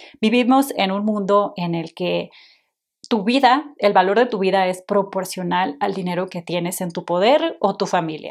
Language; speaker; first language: Spanish; native; Spanish